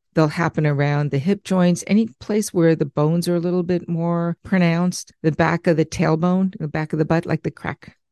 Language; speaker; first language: English; native; English